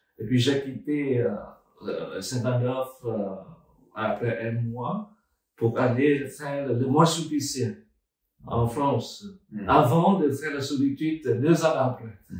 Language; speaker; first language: French; non-native, fluent; Vietnamese